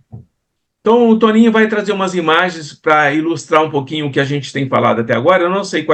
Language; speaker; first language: Portuguese; native; Portuguese